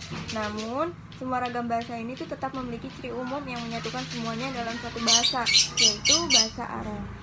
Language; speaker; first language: Indonesian; native; Indonesian